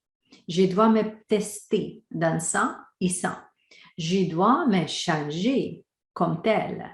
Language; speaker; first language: French; non-native, fluent; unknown